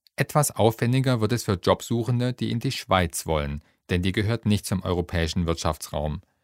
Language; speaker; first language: German; native; German